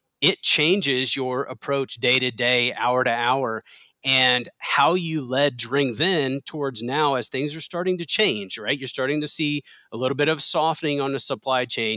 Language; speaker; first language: English; native; English